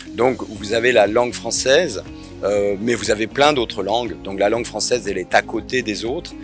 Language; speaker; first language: French; native; French